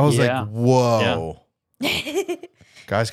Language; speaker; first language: English; native; English